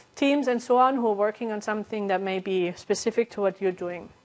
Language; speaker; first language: English; non-native, fluent; German